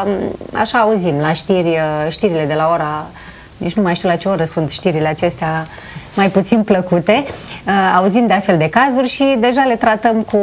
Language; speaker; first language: Romanian; native; Romanian